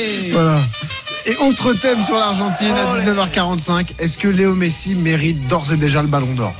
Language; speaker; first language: French; native; French